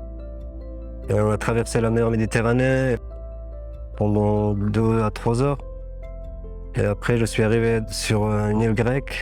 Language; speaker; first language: French; non-native, fluent; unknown